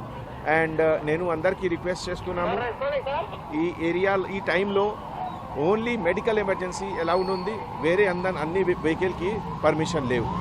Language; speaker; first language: Telugu; non-native, fluent; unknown